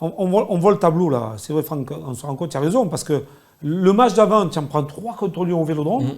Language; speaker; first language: French; native; French